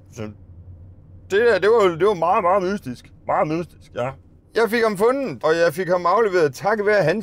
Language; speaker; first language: Danish; native; Danish